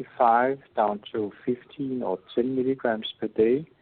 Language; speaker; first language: English; non-native, fluent; Danish